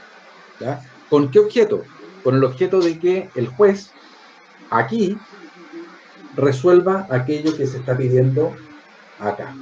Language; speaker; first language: Spanish; native; Spanish